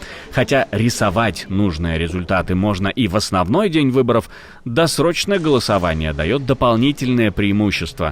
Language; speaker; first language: Russian; native; Russian